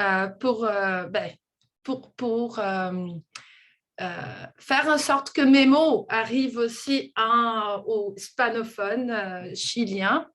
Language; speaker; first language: French; non-native, fluent; Portuguese